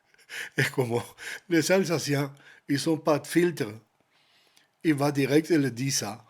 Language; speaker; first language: French; non-native, learner; Spanish